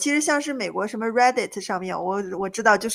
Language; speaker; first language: Chinese; native; Chinese